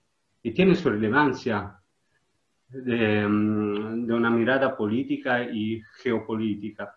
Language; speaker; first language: Spanish; non-native, learner; Italian